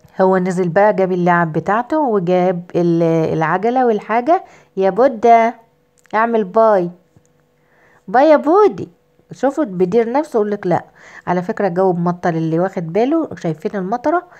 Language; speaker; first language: Arabic; native; Arabic